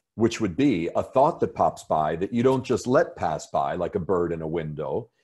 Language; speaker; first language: English; native; English